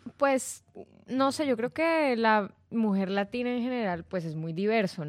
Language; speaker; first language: Spanish; native; Spanish